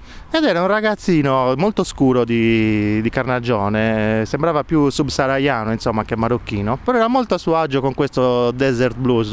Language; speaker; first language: Italian; native; Italian